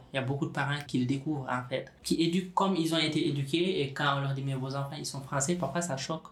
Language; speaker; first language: French; non-native, local second language; Wolof